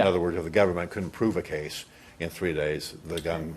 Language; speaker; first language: English; native; English